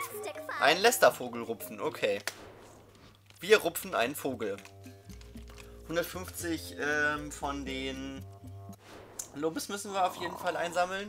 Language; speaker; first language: German; native; German